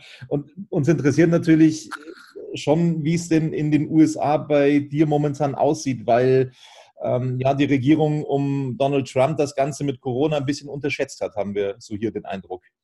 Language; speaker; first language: German; native; German